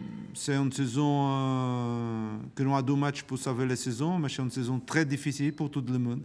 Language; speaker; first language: French; non-native, learner; Portuguese